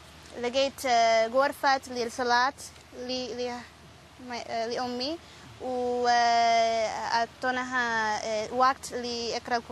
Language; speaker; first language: Arabic; non-native, learner; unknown